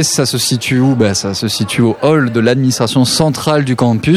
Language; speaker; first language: French; native; French